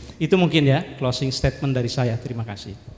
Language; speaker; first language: Indonesian; native; Indonesian